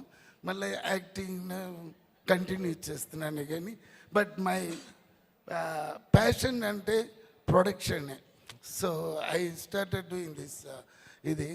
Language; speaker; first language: Telugu; non-native, learner; Tamil